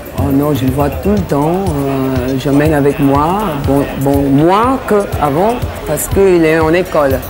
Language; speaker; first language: French; non-native, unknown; English